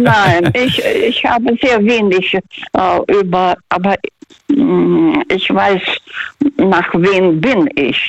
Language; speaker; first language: German; non-native, fluent; Russian